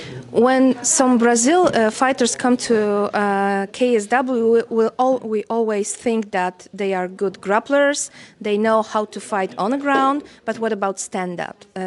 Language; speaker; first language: English; non-native, fluent; Polish